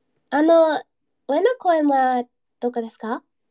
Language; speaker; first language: Japanese; non-native, learner; English